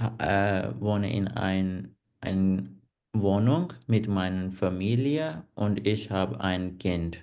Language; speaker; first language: German; non-native, learner; Punjabi